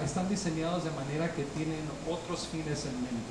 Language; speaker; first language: Spanish; early bilingual, heritage; Spanish